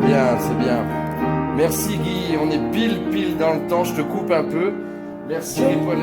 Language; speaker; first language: French; native; French